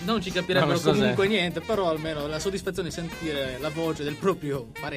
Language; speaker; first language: Italian; native; Italian